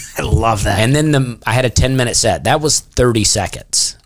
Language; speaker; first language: English; native; English